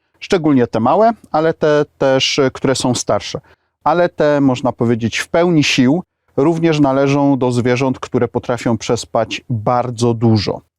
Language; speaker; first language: Polish; native; Polish